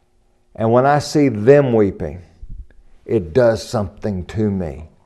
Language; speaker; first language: English; native; English